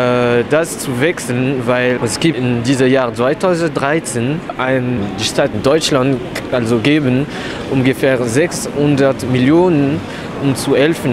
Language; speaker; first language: German; non-native, learner; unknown